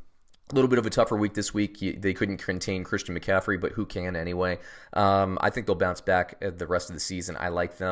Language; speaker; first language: English; native; English